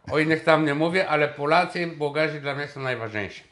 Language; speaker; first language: Polish; non-native, fluent; Bulgarian